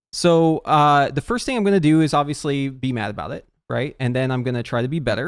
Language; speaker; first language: English; native; English